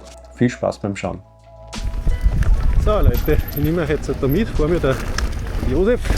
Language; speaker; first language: German; native; German